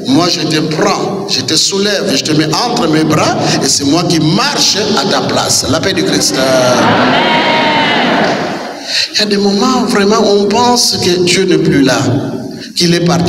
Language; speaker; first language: French; non-native, local second language; Kituba (Democratic Republic of Congo)